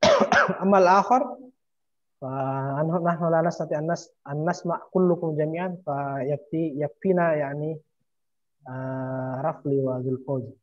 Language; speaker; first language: Arabic; non-native, fluent; Indonesian